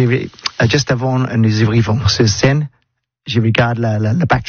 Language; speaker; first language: French; non-native, learner; English